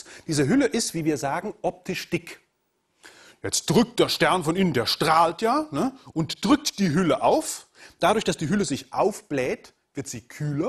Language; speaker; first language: German; native; German